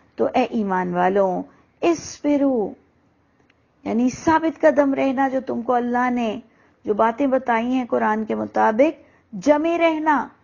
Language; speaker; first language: Urdu; native; Urdu